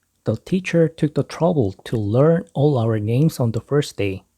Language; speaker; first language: English; non-native, fluent; Korean